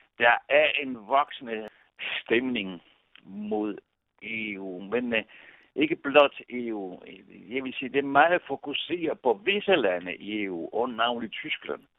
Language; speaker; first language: Danish; non-native, fluent; Italian